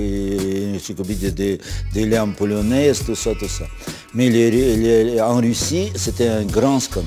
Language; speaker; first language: French; non-native, fluent; Russian